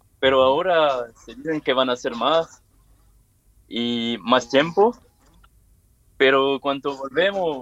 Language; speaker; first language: Spanish; non-native, learner; French